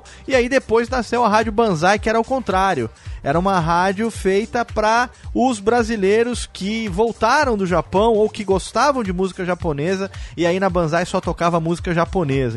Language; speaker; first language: Portuguese; native; Portuguese